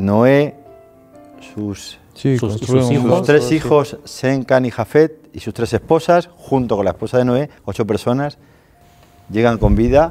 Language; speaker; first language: Spanish; native; Spanish